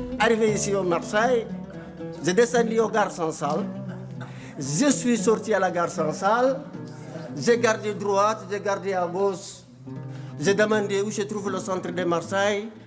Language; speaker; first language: French; non-native, local second language; Fula